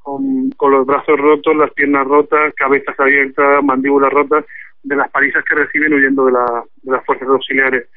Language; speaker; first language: Spanish; native; Spanish